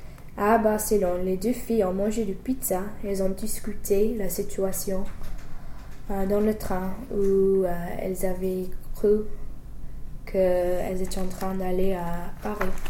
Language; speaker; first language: French; non-native, fluent; English